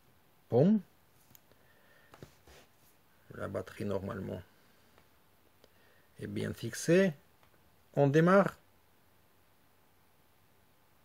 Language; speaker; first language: French; non-native, fluent; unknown